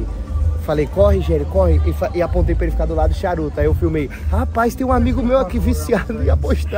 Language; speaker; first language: Portuguese; native; Portuguese